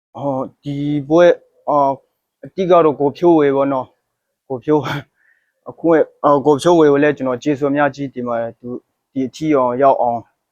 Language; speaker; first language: Burmese; non-native, local second language; Hakha Chin